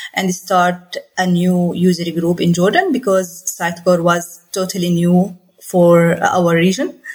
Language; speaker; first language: English; non-native, fluent; Arabic